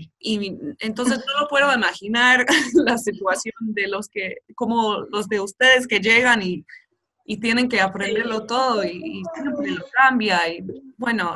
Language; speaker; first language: Spanish; non-native, fluent; English